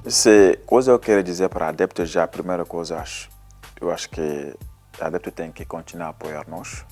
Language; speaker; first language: Portuguese; non-native, learner; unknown